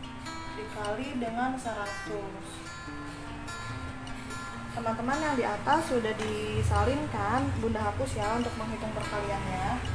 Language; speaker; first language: Indonesian; native; Indonesian